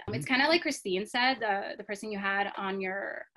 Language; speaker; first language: English; native; English